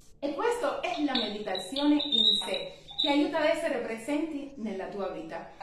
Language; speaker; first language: Italian; non-native, fluent; Spanish